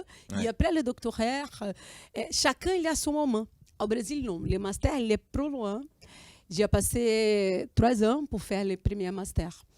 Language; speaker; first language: French; non-native, fluent; Portuguese